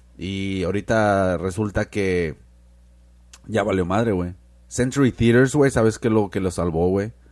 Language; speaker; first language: Spanish; early bilingual, heritage; Spanish